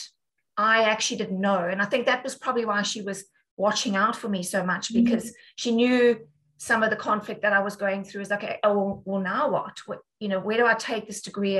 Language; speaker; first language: English; native; English